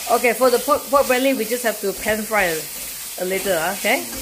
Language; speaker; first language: English; non-native, local second language; Chinese